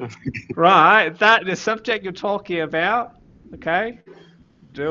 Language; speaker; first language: English; non-native, fluent; Vietnamese